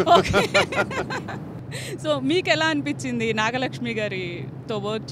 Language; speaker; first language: Telugu; native; Telugu